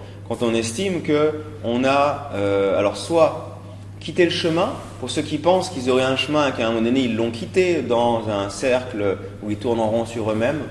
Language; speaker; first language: French; native; French